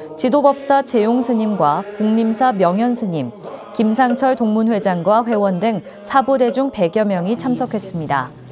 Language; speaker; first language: Korean; native; Korean